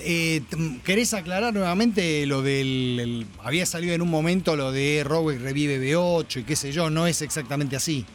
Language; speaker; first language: Spanish; native; Spanish